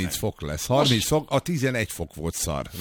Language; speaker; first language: Hungarian; native; Hungarian